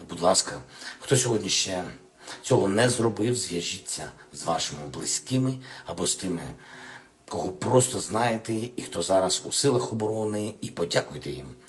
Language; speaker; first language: Ukrainian; non-native, local second language; Russian